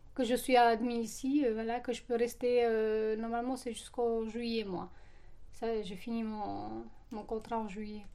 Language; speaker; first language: French; non-native, fluent; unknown